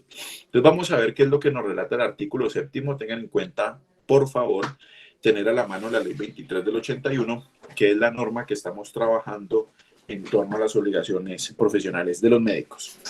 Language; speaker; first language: Spanish; native; Spanish